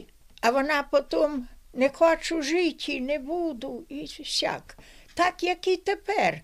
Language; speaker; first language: Ukrainian; native; Ukrainian